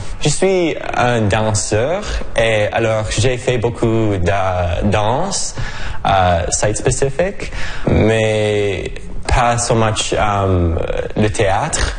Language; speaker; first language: French; non-native, local second language; English